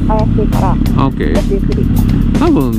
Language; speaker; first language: Japanese; native; Japanese